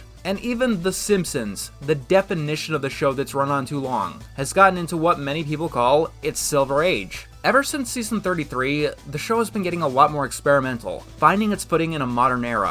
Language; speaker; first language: English; native; English